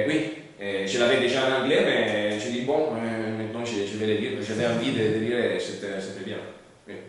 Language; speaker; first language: French; non-native, learner; Italian